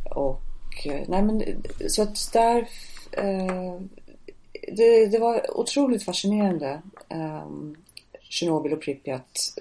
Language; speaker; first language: Swedish; non-native, fluent; English